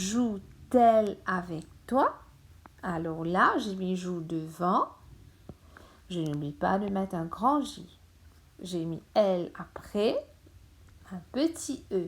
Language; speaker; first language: French; non-native, local second language; Morisyen